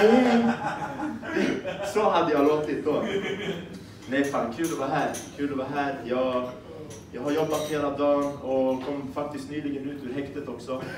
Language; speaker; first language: Swedish; early bilingual, other home language; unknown